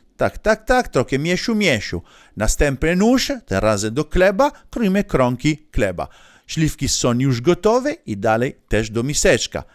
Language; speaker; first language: Polish; non-native, learner; Italian